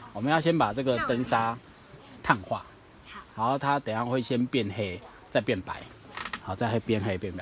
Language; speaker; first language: Chinese; native; Chinese